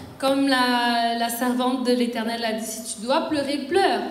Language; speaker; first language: French; native; French